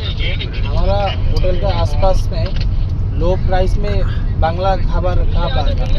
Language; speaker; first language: Hindi; non-native, learner; Bangla